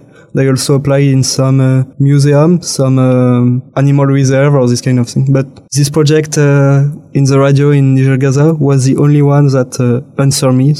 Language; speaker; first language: English; non-native, fluent; French